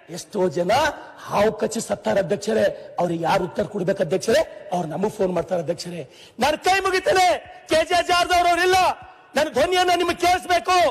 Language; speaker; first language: Kannada; native; Kannada